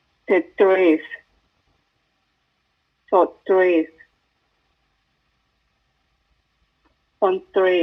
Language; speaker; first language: Assamese; non-native, learner; Japanese